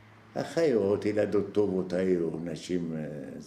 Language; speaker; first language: Hebrew; non-native, fluent; Arabic